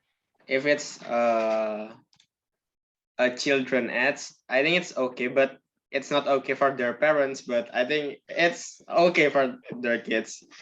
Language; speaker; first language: English; non-native, learner; Indonesian